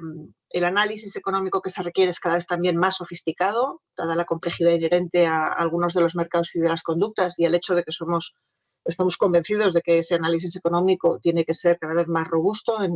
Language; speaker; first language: Spanish; native; Spanish